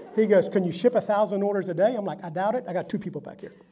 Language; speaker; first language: English; early bilingual, other home language; Spanish